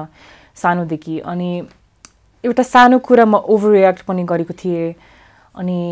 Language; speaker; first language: Nepali; early bilingual, heritage; English